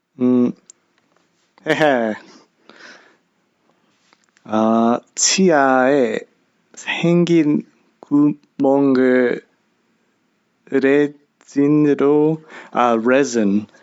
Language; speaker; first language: Korean; non-native, learner; English